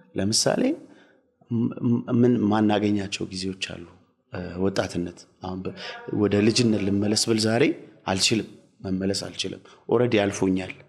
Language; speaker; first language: Amharic; native; Amharic